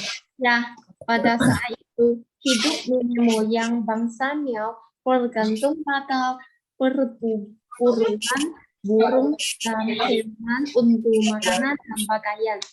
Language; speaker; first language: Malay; non-native, fluent; Chinese